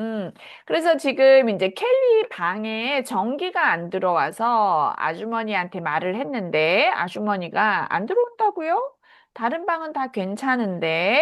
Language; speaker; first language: Korean; native; Korean